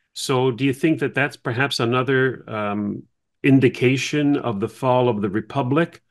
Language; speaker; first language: English; native; English